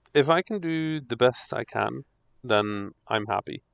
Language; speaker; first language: English; non-native, fluent; Dutch